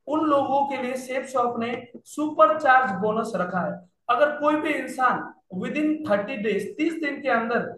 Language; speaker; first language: Hindi; non-native, local second language; Nepali